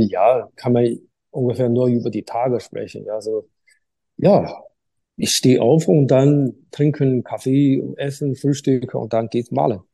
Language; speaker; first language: German; non-native, learner; Chinese